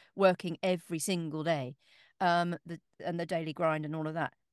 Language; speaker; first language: English; native; English